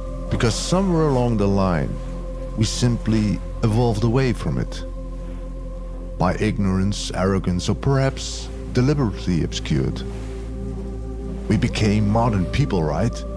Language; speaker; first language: English; non-native, fluent; Dutch